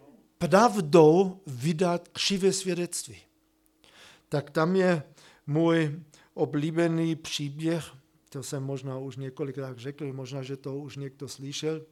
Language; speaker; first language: Czech; non-native, fluent; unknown